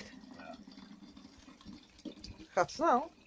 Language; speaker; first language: Dutch; non-native, learner; Spanish